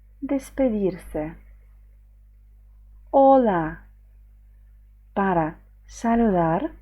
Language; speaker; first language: Spanish; non-native, fluent; Ukrainian